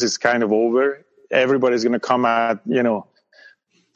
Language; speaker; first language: English; non-native, fluent; Hungarian